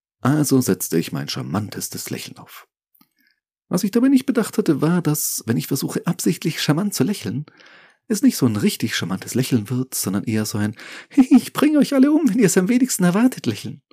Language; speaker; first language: German; native; German